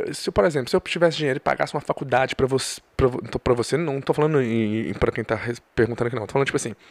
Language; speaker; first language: Portuguese; early bilingual, other home language; English